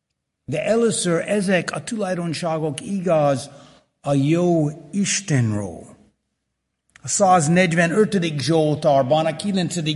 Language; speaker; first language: Hungarian; early bilingual, heritage; Hungarian